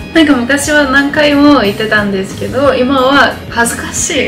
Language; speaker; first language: Japanese; non-native, fluent; Bulgarian